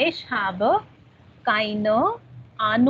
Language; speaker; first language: German; non-native, fluent; Hindi